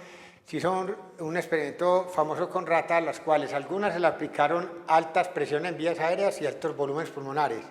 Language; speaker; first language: Spanish; native; Spanish